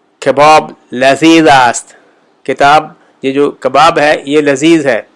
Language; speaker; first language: Urdu; native; Urdu